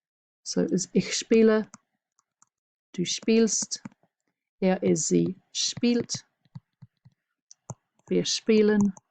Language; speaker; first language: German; non-native, fluent; English